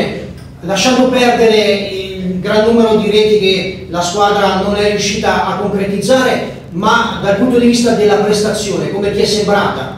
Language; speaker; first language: Italian; native; Italian